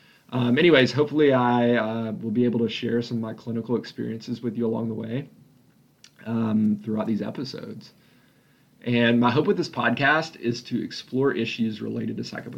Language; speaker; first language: English; native; English